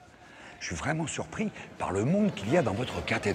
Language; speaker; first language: French; native; French